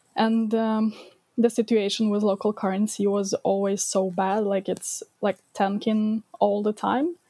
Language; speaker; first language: English; non-native, fluent; Ukrainian